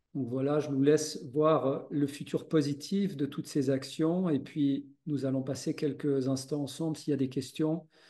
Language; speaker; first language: French; native; French